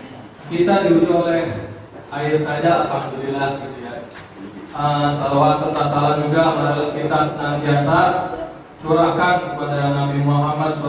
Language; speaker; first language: Indonesian; native; Indonesian